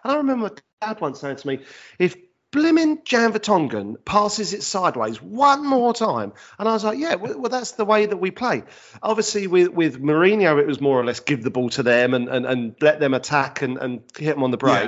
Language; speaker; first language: English; native; English